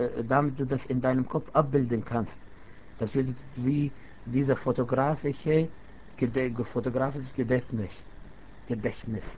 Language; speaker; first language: German; non-native, fluent; Arabic